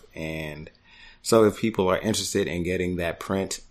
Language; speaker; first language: English; native; English